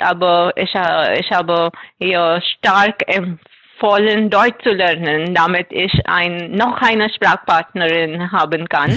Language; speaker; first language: German; non-native, fluent; Marathi